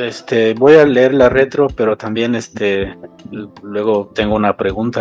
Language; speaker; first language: Spanish; non-native, local second language; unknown